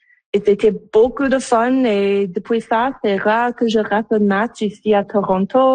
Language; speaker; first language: French; non-native, local second language; English